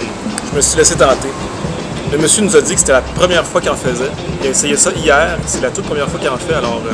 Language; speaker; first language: French; native; French